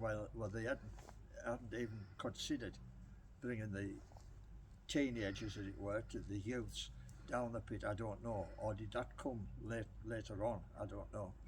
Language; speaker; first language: English; native; English